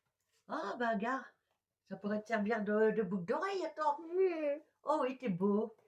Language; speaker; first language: French; native; French